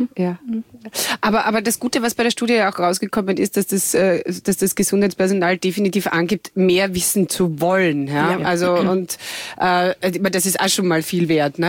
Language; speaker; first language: German; native; German